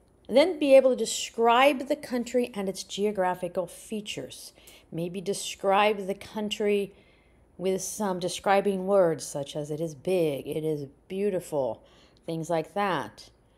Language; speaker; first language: English; native; English